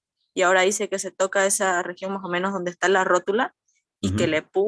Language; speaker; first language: Spanish; native; Spanish